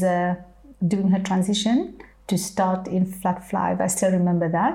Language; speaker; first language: English; non-native, fluent; French